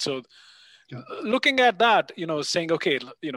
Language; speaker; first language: English; non-native, local second language; Punjabi